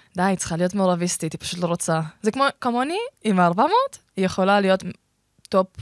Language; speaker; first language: Hebrew; early bilingual, other home language; Russian